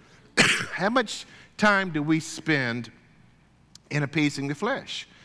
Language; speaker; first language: English; native; English